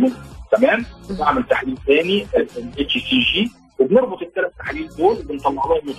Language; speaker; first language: Arabic; native; Arabic